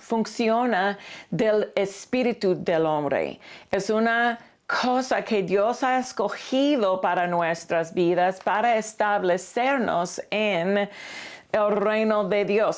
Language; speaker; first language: Spanish; non-native, fluent; English